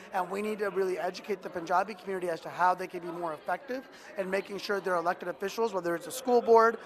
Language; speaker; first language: English; native; English